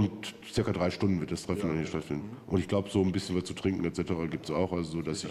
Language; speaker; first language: German; native; German